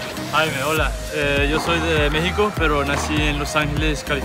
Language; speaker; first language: Spanish; early bilingual, other home language; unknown